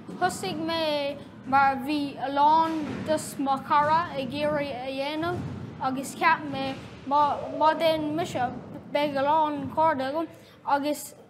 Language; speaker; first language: Irish; non-native, local second language; English